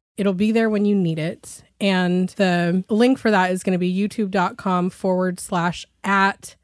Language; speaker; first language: English; native; English